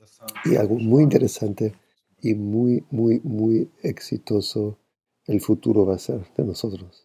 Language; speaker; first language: Spanish; non-native, fluent; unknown